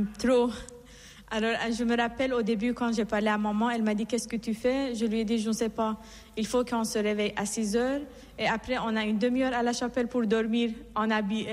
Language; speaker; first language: French; non-native, fluent; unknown